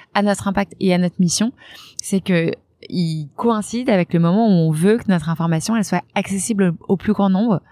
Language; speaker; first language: French; native; French